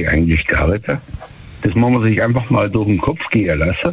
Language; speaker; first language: German; native; German